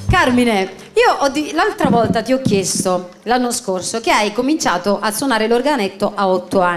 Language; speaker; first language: Italian; native; Italian